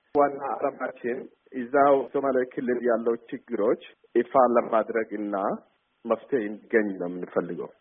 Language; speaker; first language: Amharic; non-native, local second language; Somali